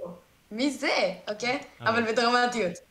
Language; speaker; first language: Hebrew; native; Hebrew